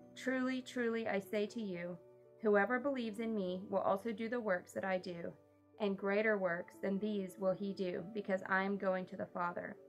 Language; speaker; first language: English; native; English